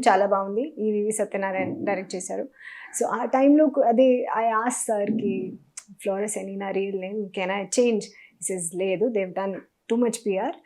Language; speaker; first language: Telugu; non-native, learner; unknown